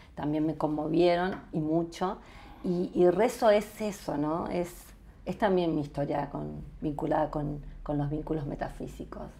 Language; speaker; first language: Spanish; native; Spanish